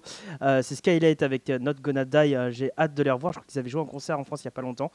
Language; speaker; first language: French; native; French